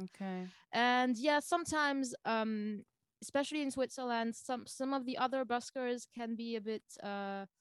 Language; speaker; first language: English; non-native, fluent; French